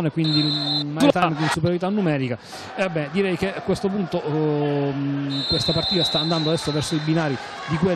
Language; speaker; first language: Italian; native; Italian